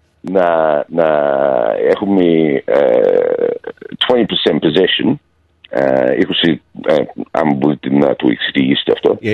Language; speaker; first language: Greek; early bilingual, heritage; Greek